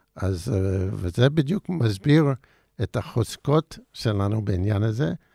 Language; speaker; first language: Hebrew; non-native, fluent; English